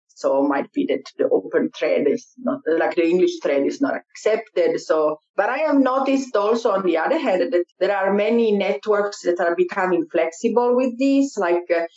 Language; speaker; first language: English; non-native, fluent; Italian